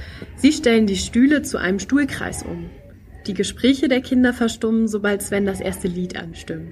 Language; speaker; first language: German; native; German